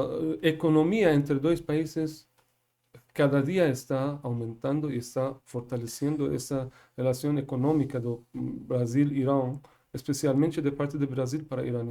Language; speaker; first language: Portuguese; non-native, learner; Persian